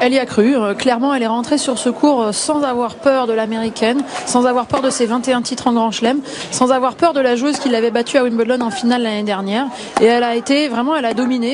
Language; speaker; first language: French; native; French